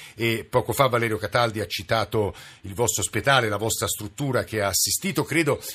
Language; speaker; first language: Italian; native; Italian